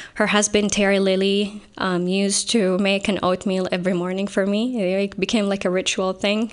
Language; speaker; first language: English; non-native, fluent; Arabic